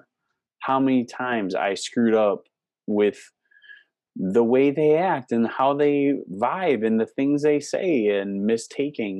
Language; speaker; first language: English; native; English